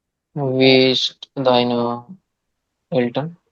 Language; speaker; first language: German; non-native, learner; Marathi